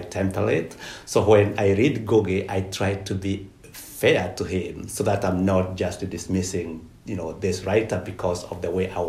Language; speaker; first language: English; non-native, local second language; Kikuyu